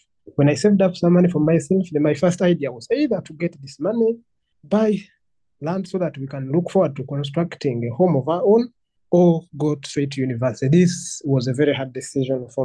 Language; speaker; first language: English; non-native, local second language; Ganda